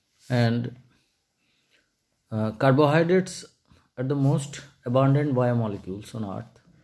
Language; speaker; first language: English; non-native, local second language; Bangla